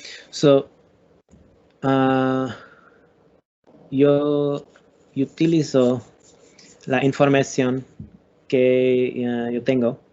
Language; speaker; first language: Spanish; non-native, learner; English